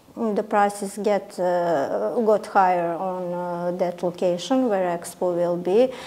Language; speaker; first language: English; non-native, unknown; Serbian